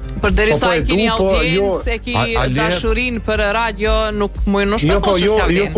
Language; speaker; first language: Albanian; native; Albanian